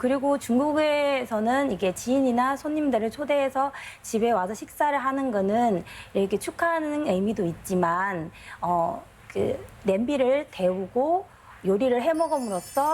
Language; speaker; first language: Korean; non-native, fluent; Chinese